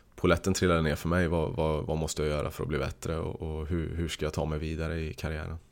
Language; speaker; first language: Swedish; native; Swedish